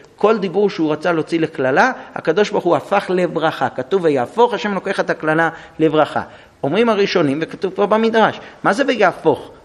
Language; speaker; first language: Hebrew; non-native, fluent; English